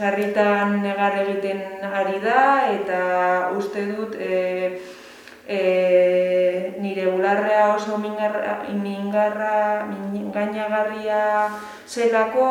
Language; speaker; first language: Basque; non-native, learner; Spanish